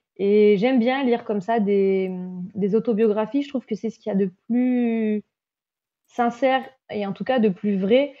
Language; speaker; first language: French; native; French